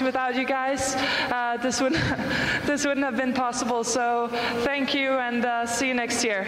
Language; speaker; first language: English; non-native, fluent; Polish